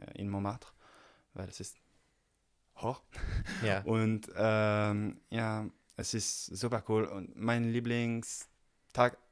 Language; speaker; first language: German; non-native, fluent; French